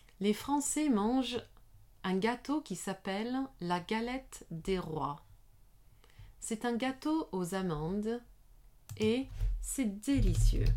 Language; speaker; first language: French; non-native, learner; English